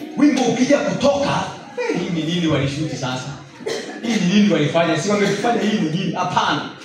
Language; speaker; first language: Swahili; non-native, local second language; Gusii